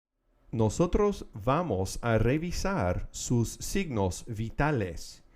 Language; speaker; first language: Spanish; non-native, fluent; English